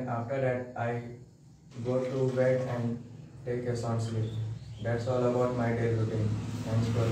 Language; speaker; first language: English; non-native, learner; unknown